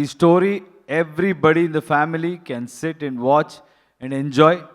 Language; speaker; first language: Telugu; non-native, learner; Kannada